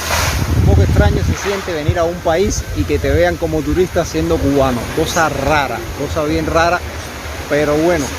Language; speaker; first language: Spanish; native; Spanish